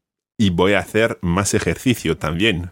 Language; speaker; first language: Spanish; non-native, fluent; English